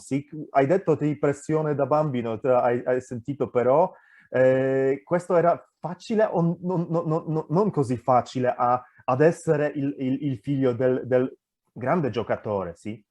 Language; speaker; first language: Italian; non-native, fluent; Polish